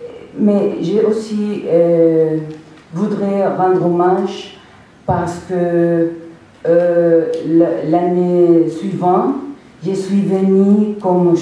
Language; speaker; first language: French; non-native, fluent; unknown